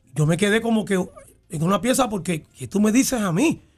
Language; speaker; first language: Spanish; native; Spanish